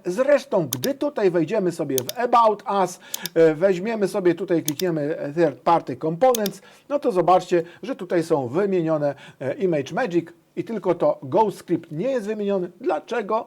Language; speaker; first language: Polish; native; Polish